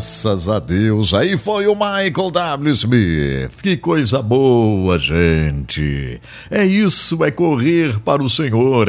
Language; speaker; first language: Portuguese; native; Portuguese